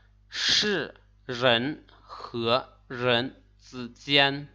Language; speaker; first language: Chinese; non-native, fluent; Lao